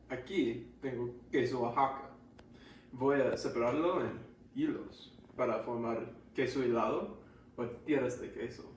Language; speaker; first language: Spanish; non-native, learner; English